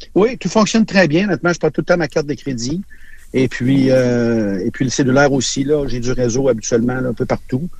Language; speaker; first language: French; native; French